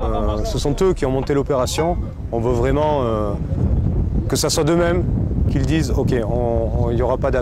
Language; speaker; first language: French; native; French